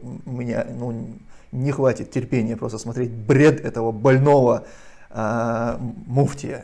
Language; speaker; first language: Russian; non-native, local second language; Chechen